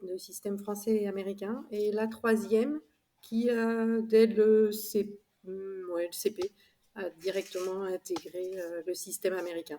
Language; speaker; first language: French; native; French